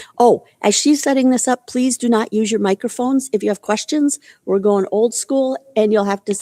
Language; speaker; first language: English; native; English